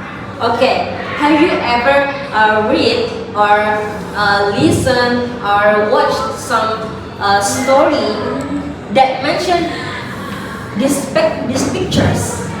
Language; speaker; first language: English; non-native, learner; Indonesian